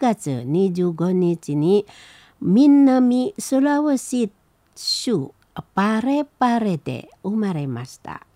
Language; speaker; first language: Japanese; non-native, learner; Indonesian